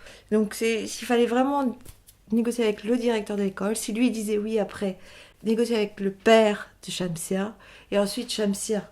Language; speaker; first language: French; native; French